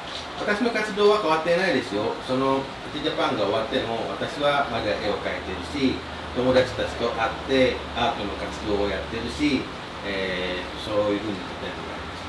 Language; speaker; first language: Japanese; non-native, fluent; Indonesian